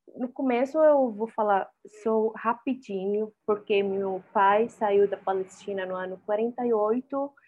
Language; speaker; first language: Portuguese; non-native, fluent; Arabic